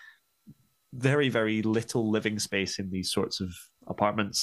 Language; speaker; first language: English; native; English